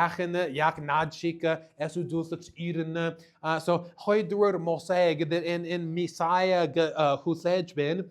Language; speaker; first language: Mongolian; non-native, learner; English